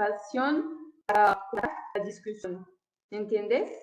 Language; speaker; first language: Spanish; non-native, learner; French